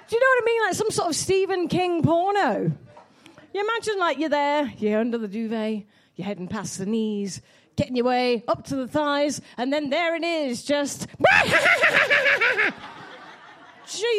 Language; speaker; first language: English; native; English